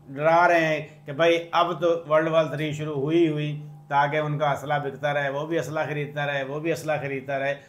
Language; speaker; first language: Urdu; non-native, local second language; Punjabi